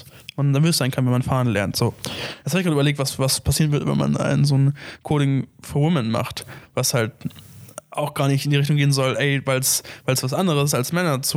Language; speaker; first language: German; native; German